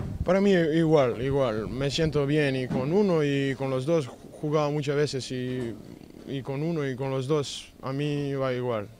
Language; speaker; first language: Spanish; non-native, learner; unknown